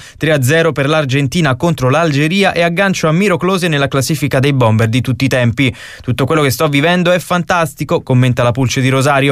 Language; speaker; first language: Italian; native; Italian